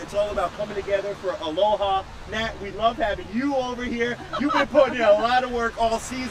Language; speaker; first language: English; native; English